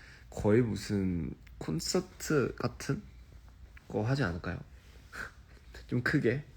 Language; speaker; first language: Korean; early bilingual, heritage; English